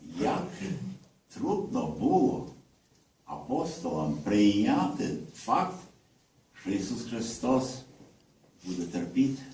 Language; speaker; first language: Ukrainian; early bilingual, heritage; Ukrainian